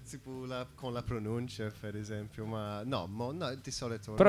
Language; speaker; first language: Italian; non-native, fluent; English